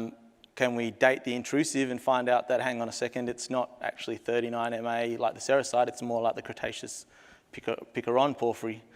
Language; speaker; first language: English; native; English